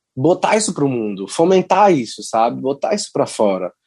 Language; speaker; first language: Portuguese; native; Portuguese